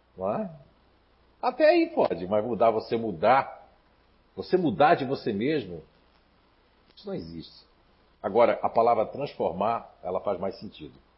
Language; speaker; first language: Portuguese; native; Portuguese